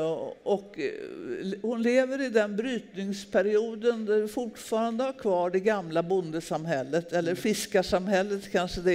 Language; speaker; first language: Swedish; native; Swedish